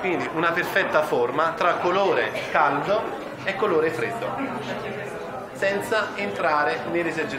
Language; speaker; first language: Italian; native; Italian